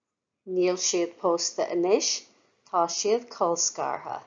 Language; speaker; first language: Irish; non-native, fluent; English